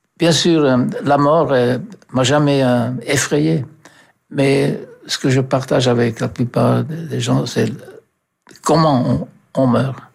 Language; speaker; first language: French; non-native, fluent; German